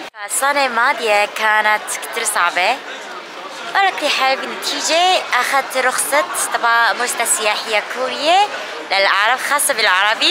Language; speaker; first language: Arabic; non-native, fluent; Korean